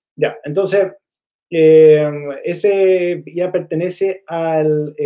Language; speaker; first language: Spanish; non-native, fluent; English